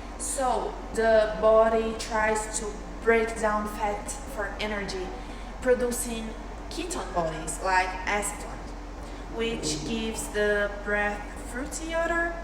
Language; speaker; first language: English; non-native, fluent; Portuguese